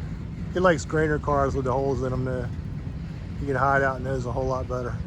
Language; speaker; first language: English; native; English